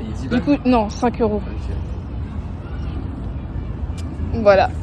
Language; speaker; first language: French; native; French